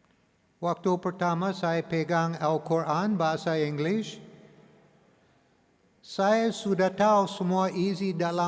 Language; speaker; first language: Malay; non-native, learner; English